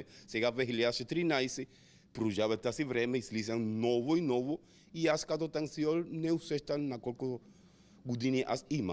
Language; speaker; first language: Bulgarian; non-native, learner; Spanish